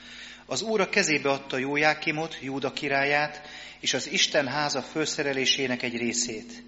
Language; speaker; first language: Hungarian; native; Hungarian